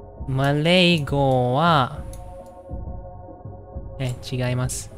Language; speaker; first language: Japanese; non-native, learner; Indonesian